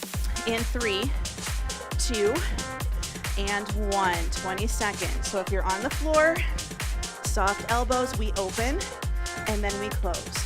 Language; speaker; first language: English; native; English